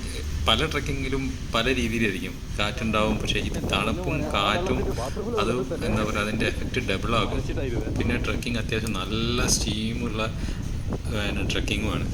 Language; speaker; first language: Malayalam; native; Malayalam